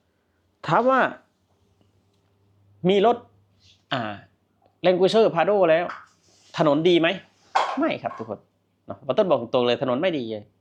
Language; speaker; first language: Thai; non-native, local second language; Northeastern Thai